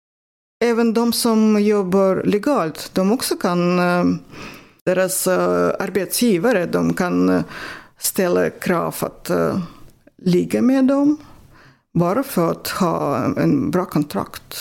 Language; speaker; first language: Swedish; non-native, fluent; Russian